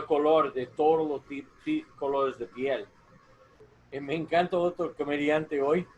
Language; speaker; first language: Spanish; non-native, learner; English